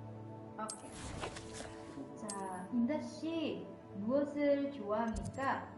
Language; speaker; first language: Korean; non-native, fluent; Indonesian